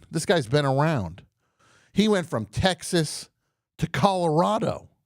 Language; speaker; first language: English; native; English